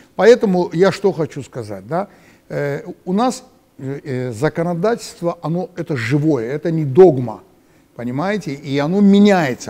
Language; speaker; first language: Russian; non-native, local second language; Azerbaijani